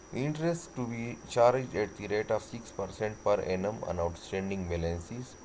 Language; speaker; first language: English; non-native, local second language; Urdu